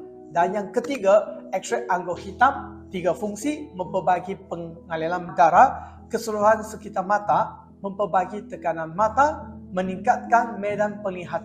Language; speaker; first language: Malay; non-native, local second language; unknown